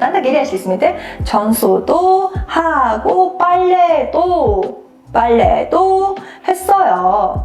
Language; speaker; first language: Korean; non-native, fluent; Mongolian